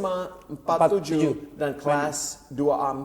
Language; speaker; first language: Indonesian; non-native, fluent; English